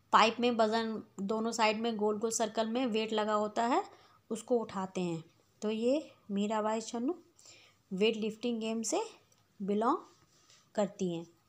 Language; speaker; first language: Hindi; native; Hindi